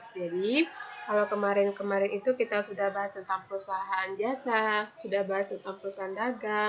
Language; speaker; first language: Indonesian; native; Indonesian